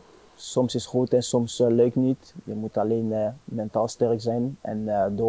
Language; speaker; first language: Dutch; non-native, fluent; French